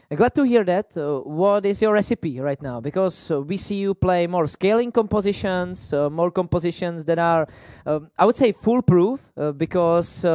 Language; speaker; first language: English; non-native, fluent; Czech